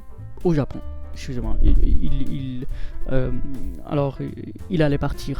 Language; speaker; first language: French; non-native, fluent; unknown